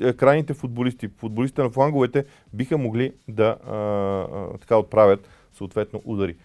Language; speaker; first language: Bulgarian; native; Bulgarian